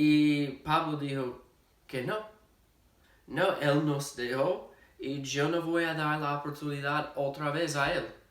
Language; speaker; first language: Spanish; non-native, fluent; English